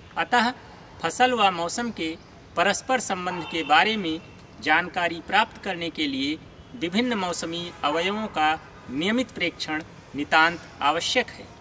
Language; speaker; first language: Hindi; native; Hindi